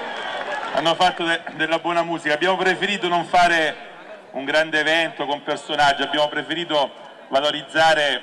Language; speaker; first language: Italian; native; Italian